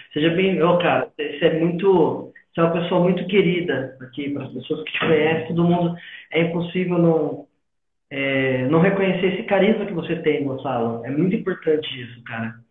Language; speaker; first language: Portuguese; native; Portuguese